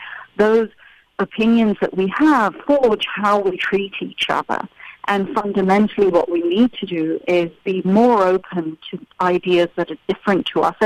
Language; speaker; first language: English; native; English